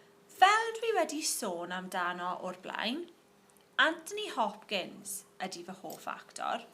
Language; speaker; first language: Welsh; non-native, local second language; English